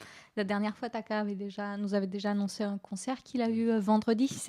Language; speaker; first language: French; native; French